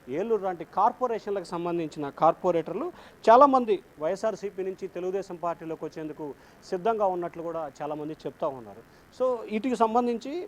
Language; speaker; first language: Telugu; native; Telugu